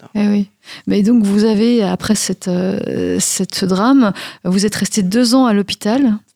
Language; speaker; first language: French; native; French